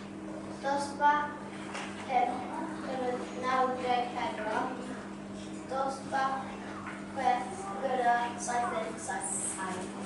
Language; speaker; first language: Welsh; non-native, local second language; English